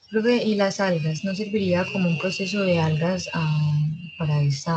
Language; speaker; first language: Spanish; native; Spanish